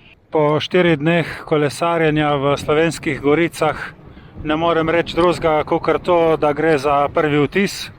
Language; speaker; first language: Slovenian; native; Slovenian